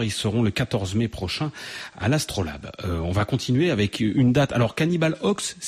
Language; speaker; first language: French; native; French